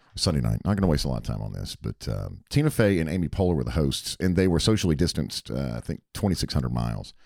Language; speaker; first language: English; native; English